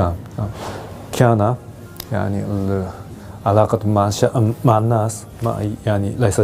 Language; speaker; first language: Arabic; non-native, learner; Japanese